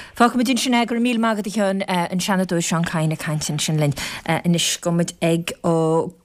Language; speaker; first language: Irish; native; Irish